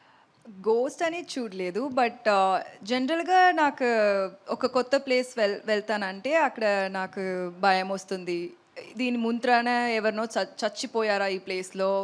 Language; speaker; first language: Telugu; non-native, learner; Tamil